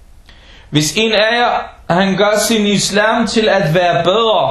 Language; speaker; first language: Danish; early bilingual, other home language; Arabic